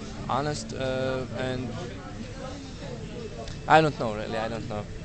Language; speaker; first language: English; non-native, learner; Serbian